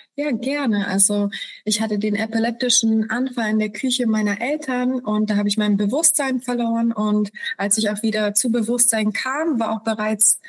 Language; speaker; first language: German; early bilingual, other home language; Polish